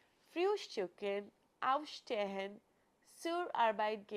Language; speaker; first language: German; non-native, fluent; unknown